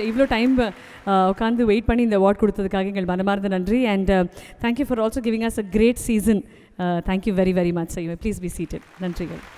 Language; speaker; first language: Tamil; native; Tamil